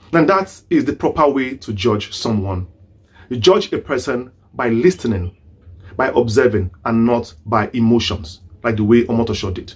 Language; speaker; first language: English; non-native, local second language; Igbo